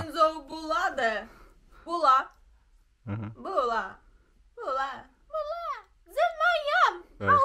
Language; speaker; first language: Chinese; non-native, learner; Russian